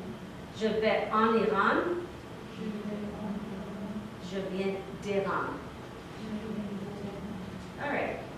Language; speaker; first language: French; non-native, fluent; English